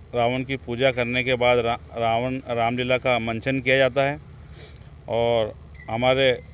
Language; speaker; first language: Hindi; native; Hindi